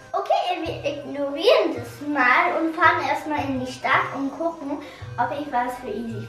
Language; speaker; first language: German; native; German